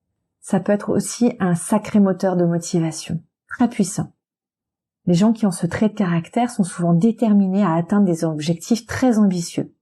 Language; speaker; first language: French; native; French